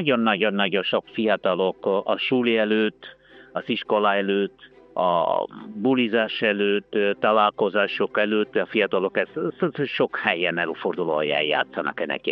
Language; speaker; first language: Hungarian; non-native, fluent; Italian